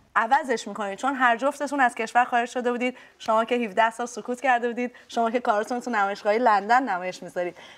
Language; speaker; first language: Persian; native; Persian